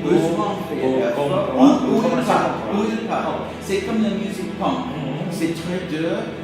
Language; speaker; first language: French; non-native, learner; English